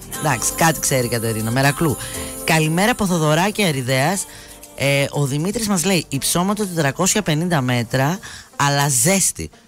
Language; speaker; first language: Greek; native; Greek